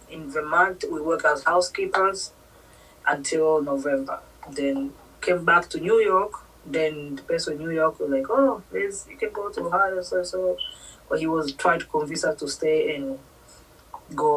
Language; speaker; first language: English; non-native, local second language; Swahili